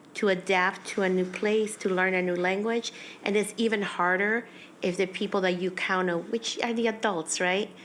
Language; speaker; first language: English; early bilingual, other home language; Spanish